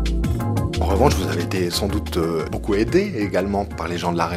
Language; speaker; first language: French; native; French